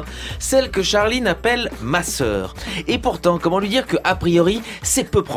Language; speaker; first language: French; native; French